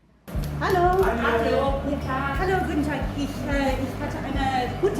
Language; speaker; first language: German; non-native, learner; English